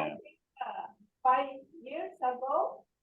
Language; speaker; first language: English; non-native, learner; Spanish